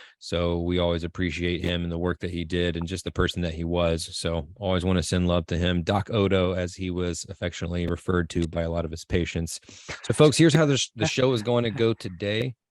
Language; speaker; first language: English; native; English